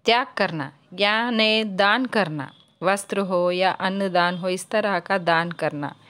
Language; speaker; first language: Hindi; non-native, local second language; Telugu